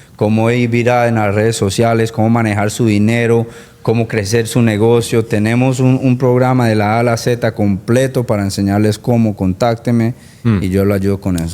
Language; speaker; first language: Spanish; early bilingual, heritage; Spanish